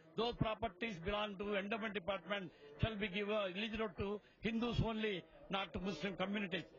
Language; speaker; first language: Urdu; native; Urdu